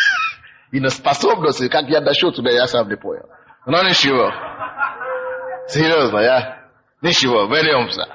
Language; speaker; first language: Russian; non-native, fluent; Yoruba